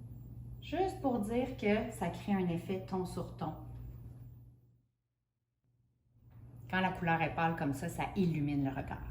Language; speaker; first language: French; native; French